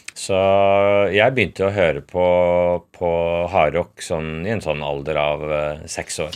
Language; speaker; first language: Norwegian; native; Norwegian